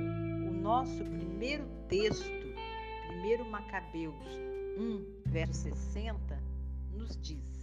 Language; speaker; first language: Portuguese; native; Portuguese